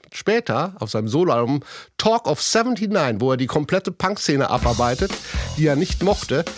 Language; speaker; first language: German; native; German